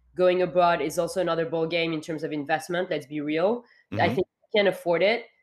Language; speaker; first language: English; non-native, fluent; French